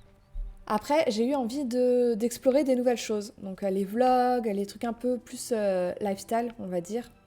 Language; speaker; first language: French; native; French